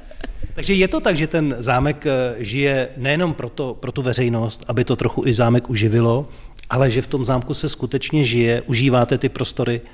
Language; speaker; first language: Czech; native; Czech